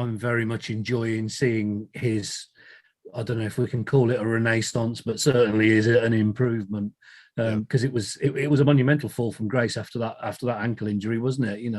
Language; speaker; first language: English; native; English